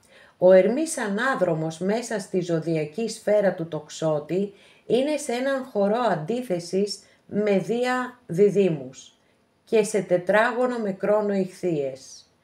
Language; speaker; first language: Greek; native; Greek